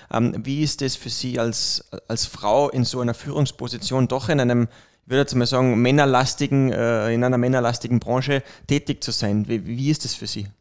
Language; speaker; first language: German; native; German